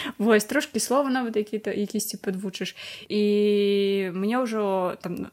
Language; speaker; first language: Belarusian; non-native, local second language; Russian